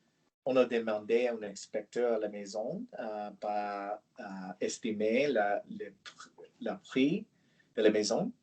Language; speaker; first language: French; non-native, learner; English